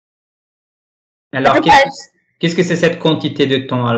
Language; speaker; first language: French; non-native, fluent; Portuguese